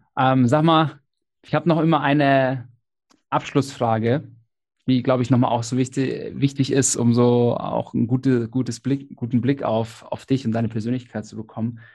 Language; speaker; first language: German; native; German